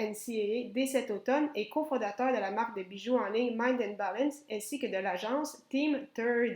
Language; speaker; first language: French; native; French